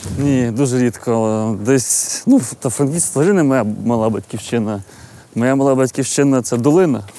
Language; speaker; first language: Ukrainian; native; Ukrainian